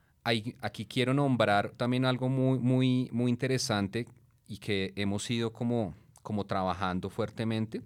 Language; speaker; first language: Spanish; native; Spanish